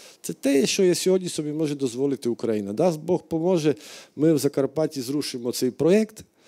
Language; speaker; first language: Ukrainian; non-native, fluent; Slovak